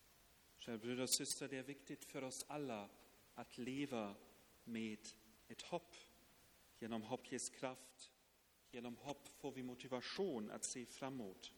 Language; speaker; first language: Swedish; non-native, fluent; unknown